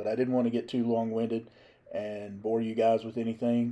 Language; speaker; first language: English; native; English